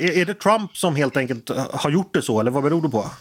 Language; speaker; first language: Swedish; native; Swedish